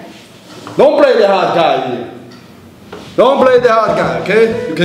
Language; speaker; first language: English; non-native, fluent; German